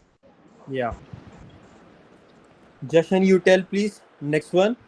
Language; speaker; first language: English; non-native, local second language; Hindi